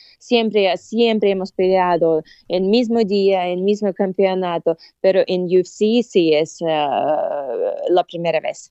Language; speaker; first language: Spanish; non-native, fluent; Russian